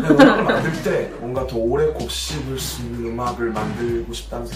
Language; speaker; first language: Korean; native; Korean